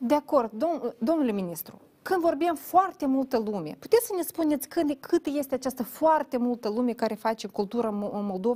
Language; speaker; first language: Romanian; native; Romanian